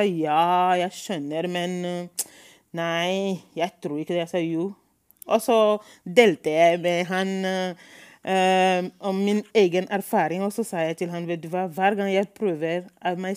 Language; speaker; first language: Norwegian; non-native, fluent; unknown